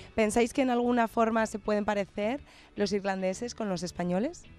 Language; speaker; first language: Spanish; native; Spanish